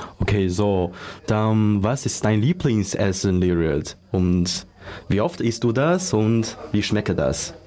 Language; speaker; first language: German; non-native, learner; Chinese